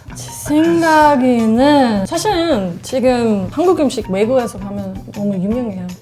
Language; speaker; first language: Korean; non-native, learner; English